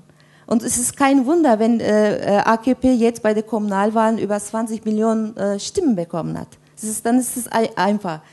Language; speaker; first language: German; non-native, fluent; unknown